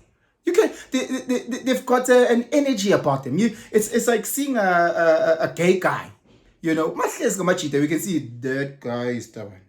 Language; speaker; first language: English; non-native, local second language; Zulu